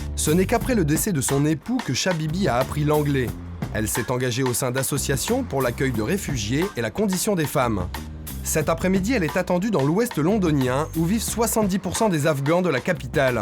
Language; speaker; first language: French; native; French